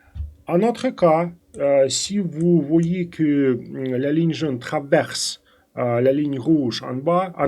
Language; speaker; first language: French; non-native, fluent; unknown